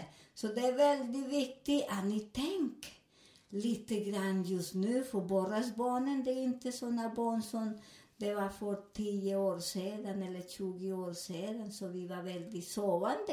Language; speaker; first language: Swedish; non-native, fluent; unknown